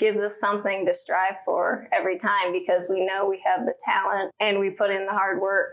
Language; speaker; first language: English; native; English